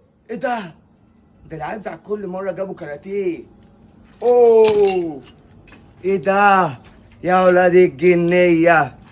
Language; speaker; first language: Arabic; native; Arabic